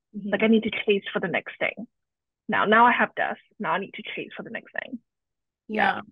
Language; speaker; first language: English; native; English